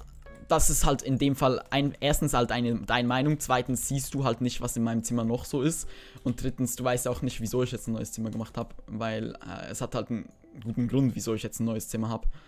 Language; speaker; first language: German; native; German